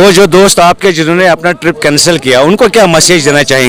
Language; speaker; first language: Hindi; non-native, local second language; Kashmiri